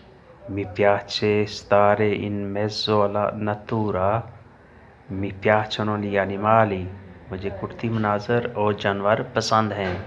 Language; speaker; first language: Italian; non-native, learner; Urdu